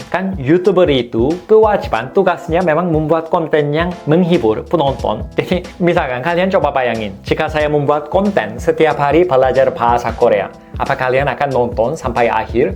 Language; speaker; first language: Indonesian; non-native, fluent; Korean